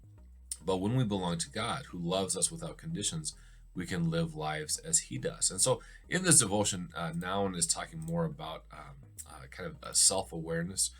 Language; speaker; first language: English; native; English